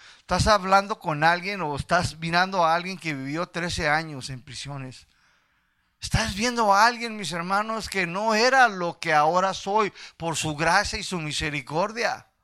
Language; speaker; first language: Spanish; early bilingual, heritage; Spanish